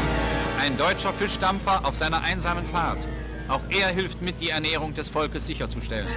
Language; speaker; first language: German; native; German